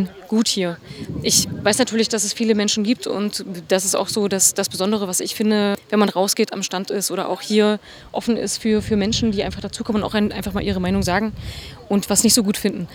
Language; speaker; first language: German; native; German